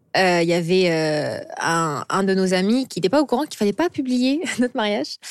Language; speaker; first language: French; early bilingual, other home language; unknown